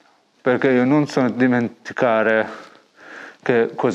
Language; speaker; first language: Italian; non-native, learner; Persian